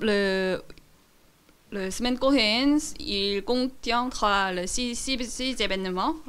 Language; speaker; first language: French; non-native, learner; Korean